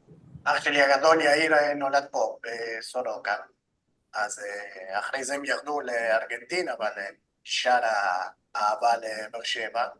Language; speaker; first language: Hebrew; non-native, fluent; Spanish